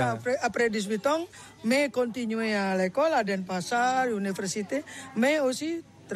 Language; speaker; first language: French; non-native, learner; Indonesian